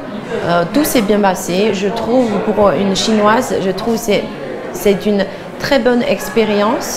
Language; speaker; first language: French; non-native, fluent; Chinese